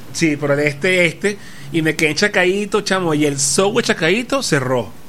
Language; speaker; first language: Spanish; native; Spanish